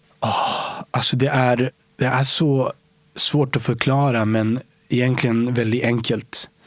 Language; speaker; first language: Swedish; early bilingual, other home language; Romany